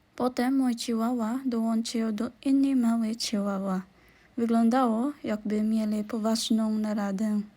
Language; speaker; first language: Polish; non-native, learner; Filipino